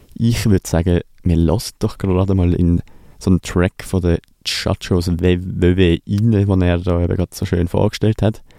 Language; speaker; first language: German; native; German